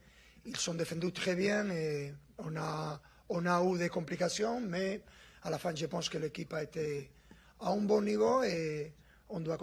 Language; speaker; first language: French; non-native, fluent; Spanish